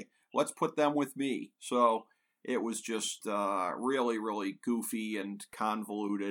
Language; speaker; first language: English; native; English